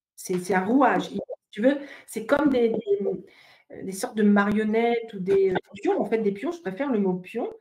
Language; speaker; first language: French; native; French